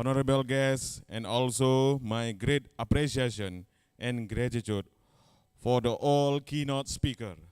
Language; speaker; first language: English; non-native, learner; Indonesian